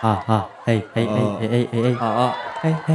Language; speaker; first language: Japanese; non-native, learner; Korean